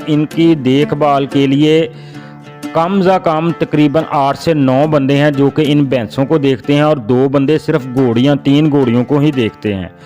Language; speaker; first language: Urdu; non-native, local second language; Punjabi